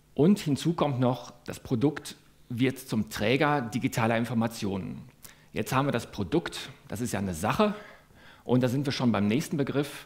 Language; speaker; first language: German; native; German